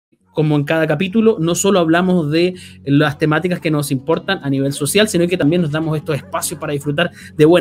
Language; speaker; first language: Spanish; native; Spanish